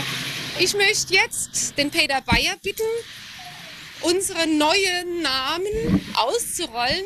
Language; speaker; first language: German; native; German